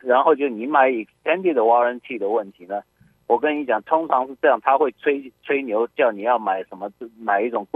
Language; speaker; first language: Chinese; native; Chinese